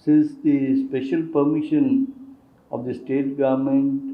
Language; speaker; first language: English; non-native, local second language; Kannada